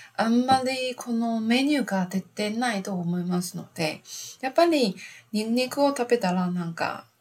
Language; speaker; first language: Japanese; non-native, learner; Chinese